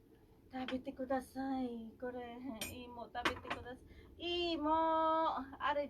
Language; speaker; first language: Japanese; non-native, fluent; Filipino